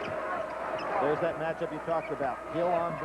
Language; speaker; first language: English; native; English